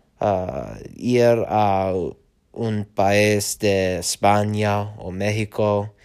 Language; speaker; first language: Spanish; non-native, learner; English